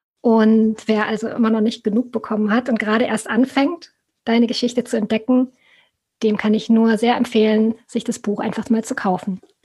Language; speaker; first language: German; native; German